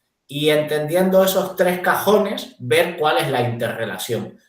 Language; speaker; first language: Spanish; native; Spanish